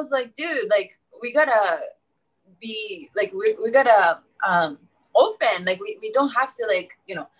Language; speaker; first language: English; non-native, fluent; Japanese